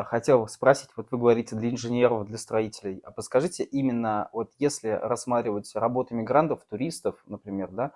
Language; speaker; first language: Russian; native; Russian